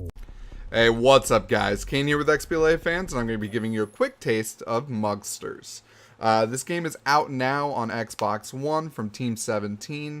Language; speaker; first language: English; native; English